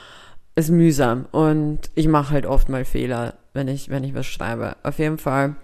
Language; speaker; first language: German; native; German